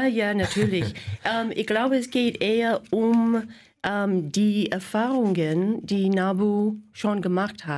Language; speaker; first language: German; non-native, fluent; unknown